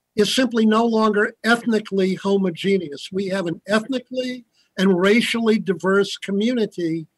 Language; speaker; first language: English; native; English